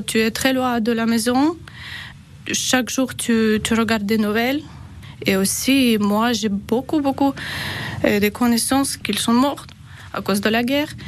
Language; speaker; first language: French; non-native, learner; Ukrainian